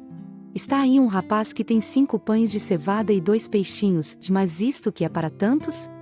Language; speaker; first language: Portuguese; native; Portuguese